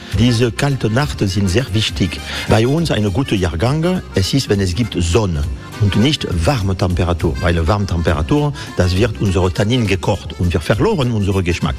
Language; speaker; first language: German; non-native, learner; French